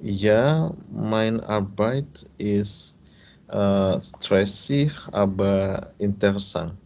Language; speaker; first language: German; non-native, learner; Indonesian